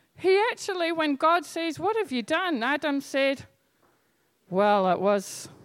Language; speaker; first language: English; native; English